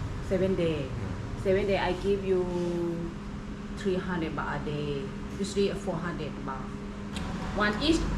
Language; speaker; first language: English; non-native, learner; Thai